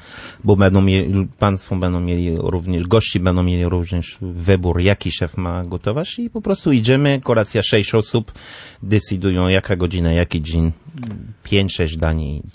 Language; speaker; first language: Polish; non-native, learner; French